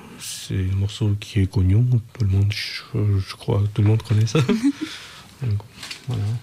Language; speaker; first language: French; non-native, learner; Russian